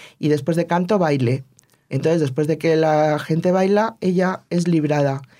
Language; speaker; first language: Spanish; native; Spanish